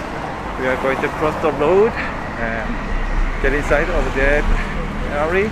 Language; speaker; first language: English; non-native, fluent; Korean